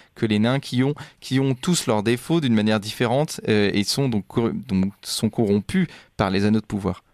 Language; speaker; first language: French; native; French